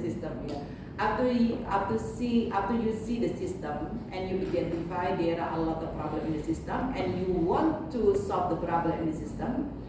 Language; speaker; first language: English; non-native, learner; Indonesian